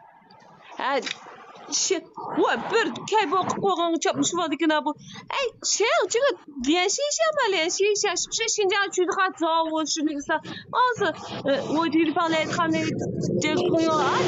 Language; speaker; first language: Chinese; non-native, local second language; Uyghur